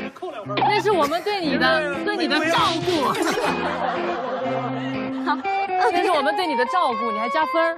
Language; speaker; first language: Chinese; native; Chinese